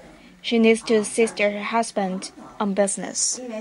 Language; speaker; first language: English; non-native, fluent; Chinese